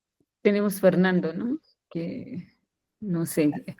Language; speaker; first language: Spanish; non-native, fluent; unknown